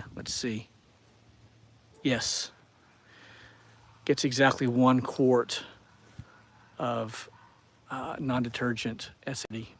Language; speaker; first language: English; native; English